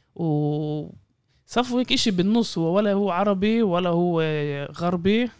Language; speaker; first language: Arabic; native; Arabic